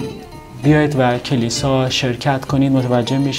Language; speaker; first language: Persian; native; Persian